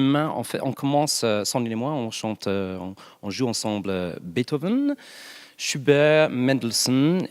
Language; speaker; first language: French; non-native, learner; English